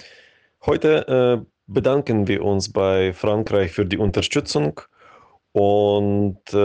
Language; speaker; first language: German; non-native, fluent; Ukrainian